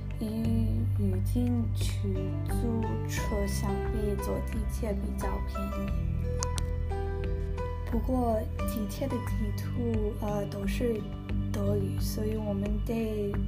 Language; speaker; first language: Chinese; non-native, learner; English